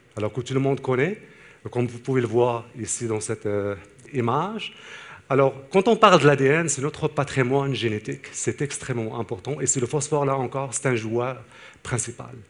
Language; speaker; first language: French; non-native, local second language; Arabic